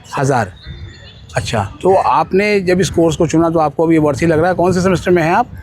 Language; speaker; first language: Hindi; native; Hindi